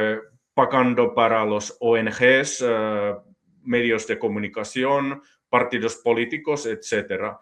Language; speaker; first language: Spanish; non-native, fluent; Finnish